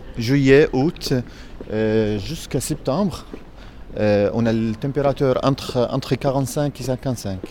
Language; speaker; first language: French; non-native, learner; Central Kurdish